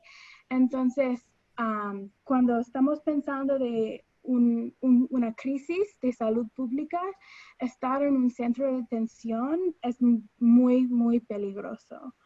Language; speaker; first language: Spanish; non-native, fluent; English